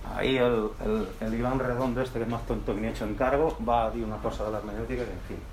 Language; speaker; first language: Spanish; non-native, local second language; Catalan